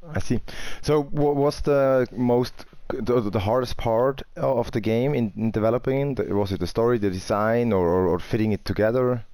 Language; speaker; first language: English; non-native, fluent; German